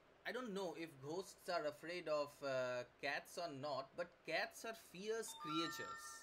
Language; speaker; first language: English; non-native, local second language; Bangla